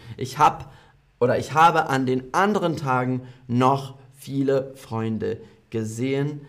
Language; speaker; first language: German; non-native, fluent; English